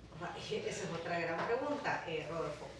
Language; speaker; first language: Spanish; native; Spanish